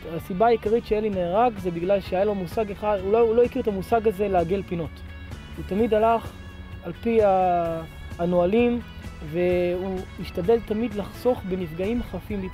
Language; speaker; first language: Hebrew; native; Hebrew